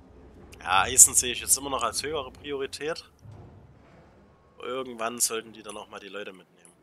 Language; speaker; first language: German; native; German